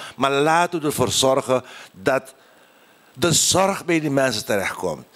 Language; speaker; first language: Dutch; native; Dutch